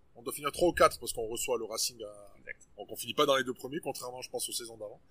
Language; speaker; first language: French; native; French